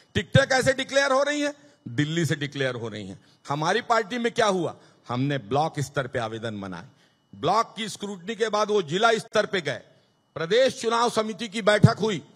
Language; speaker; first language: Hindi; native; Hindi